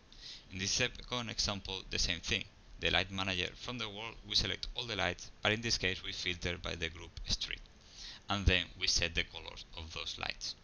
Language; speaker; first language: English; non-native, fluent; Spanish